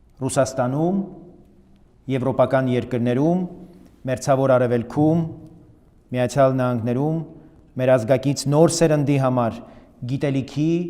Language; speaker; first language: Armenian; native; Armenian